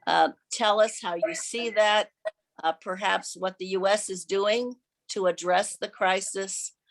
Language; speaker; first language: English; native; English